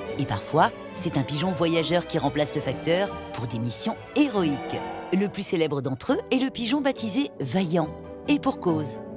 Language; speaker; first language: French; native; French